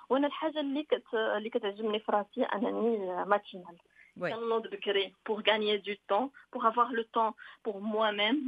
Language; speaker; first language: French; non-native, local second language; Arabic